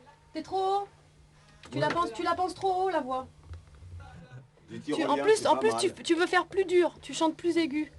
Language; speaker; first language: French; native; French